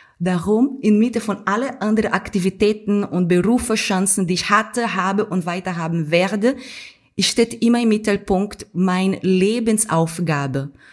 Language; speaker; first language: German; non-native, fluent; Portuguese